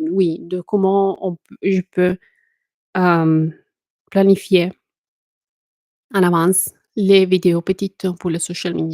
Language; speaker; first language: French; non-native, fluent; Italian